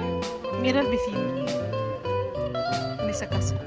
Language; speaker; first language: Spanish; non-native, fluent; Filipino